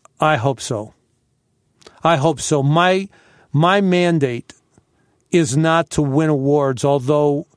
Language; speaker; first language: English; native; English